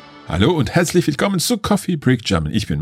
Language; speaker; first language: German; non-native, learner; English